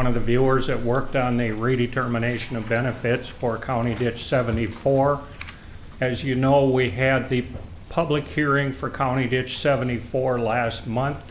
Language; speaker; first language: English; native; English